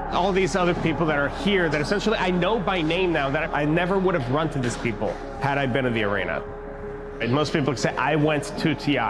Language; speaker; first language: English; early bilingual, other home language; Hebrew